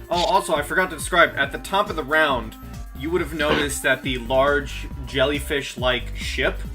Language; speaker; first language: English; native; English